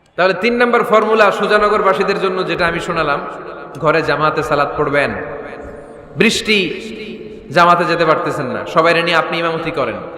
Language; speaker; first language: Bangla; native; Bangla